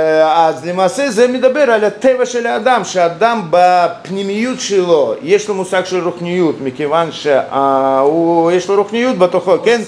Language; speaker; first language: Hebrew; non-native, fluent; Russian